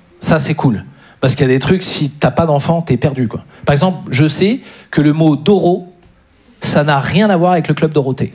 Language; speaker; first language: French; native; French